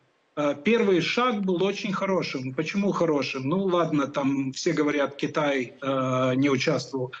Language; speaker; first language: Russian; non-native, local second language; Latvian